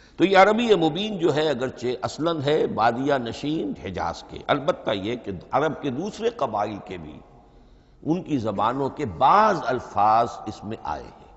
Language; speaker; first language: Urdu; native; Urdu